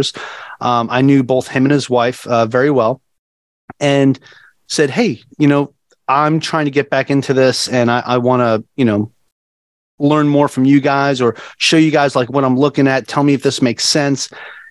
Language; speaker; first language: English; native; English